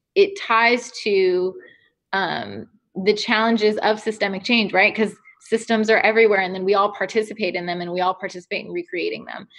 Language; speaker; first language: English; native; English